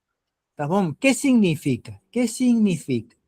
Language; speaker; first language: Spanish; non-native, fluent; Portuguese